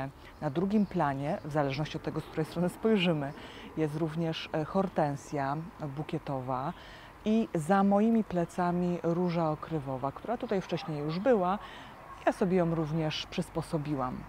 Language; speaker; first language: Polish; native; Polish